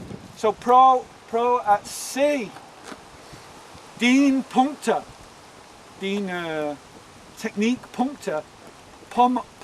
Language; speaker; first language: Danish; non-native, fluent; English